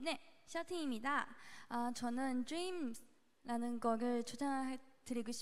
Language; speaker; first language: Korean; non-native, fluent; Chinese